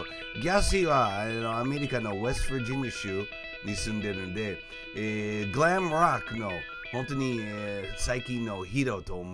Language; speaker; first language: Japanese; non-native, fluent; English